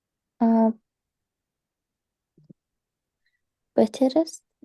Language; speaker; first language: English; non-native, learner; Arabic